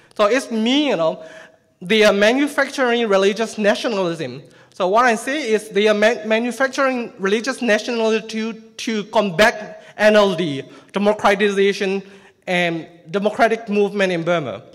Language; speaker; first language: English; non-native, fluent; Burmese